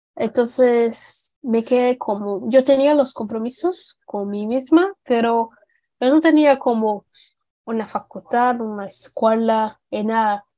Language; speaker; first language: Spanish; non-native, fluent; Portuguese